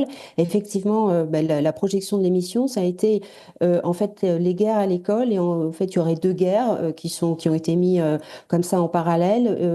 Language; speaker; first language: French; native; French